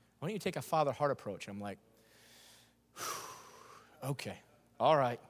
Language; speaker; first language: English; native; English